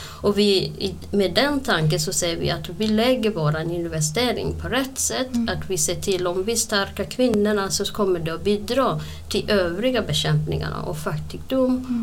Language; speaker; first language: Swedish; non-native, fluent; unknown